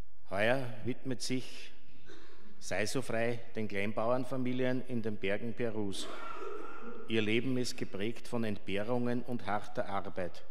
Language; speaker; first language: German; native; German